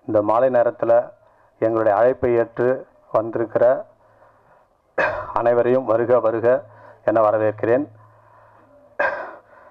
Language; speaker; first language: Tamil; native; Tamil